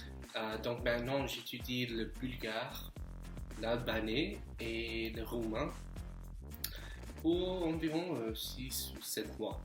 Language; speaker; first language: French; non-native, fluent; English